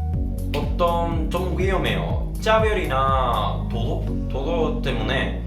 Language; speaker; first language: Korean; non-native, learner; Spanish